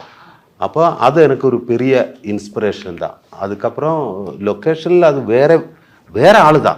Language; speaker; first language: Tamil; non-native, learner; Malayalam